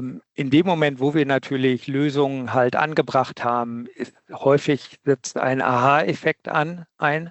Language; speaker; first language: German; native; German